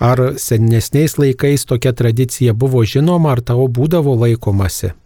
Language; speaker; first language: Lithuanian; native; Lithuanian